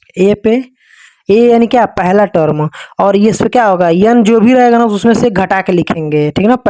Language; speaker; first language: Hindi; native; Hindi